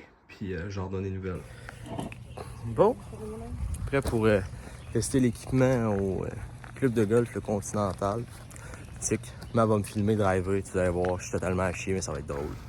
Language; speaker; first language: French; native; French